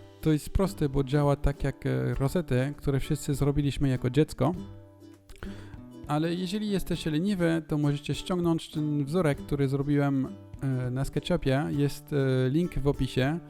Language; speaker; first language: Polish; non-native, learner; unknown